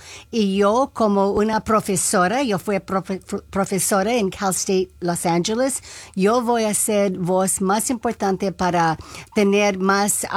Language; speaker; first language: Spanish; non-native, local second language; English